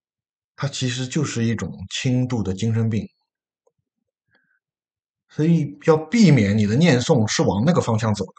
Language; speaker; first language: Chinese; native; Chinese